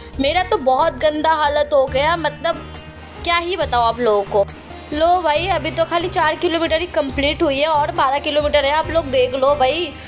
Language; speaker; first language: Hindi; non-native, local second language; Bangla